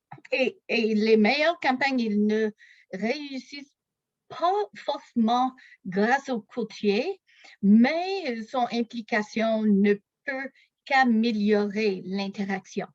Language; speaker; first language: French; non-native, local second language; English